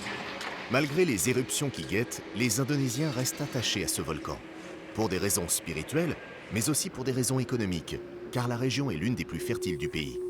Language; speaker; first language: French; native; French